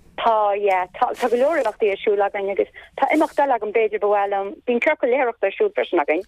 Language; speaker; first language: Irish; native; Irish